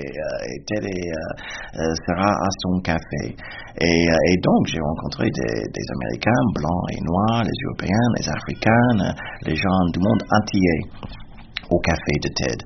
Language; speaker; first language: French; non-native, fluent; English